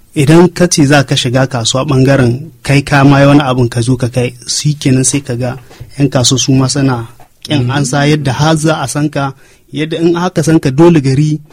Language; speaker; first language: Hausa; native; Hausa